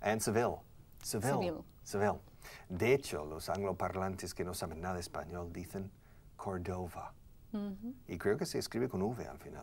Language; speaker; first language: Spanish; non-native, fluent; English